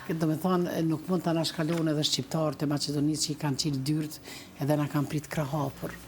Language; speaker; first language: Albanian; native; Albanian